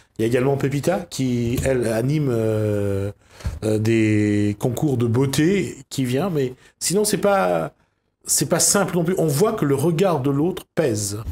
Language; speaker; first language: French; native; French